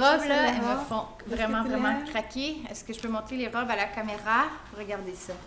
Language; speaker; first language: French; native; French